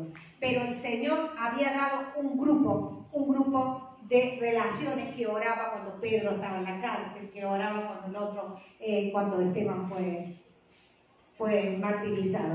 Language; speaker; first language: Spanish; native; Spanish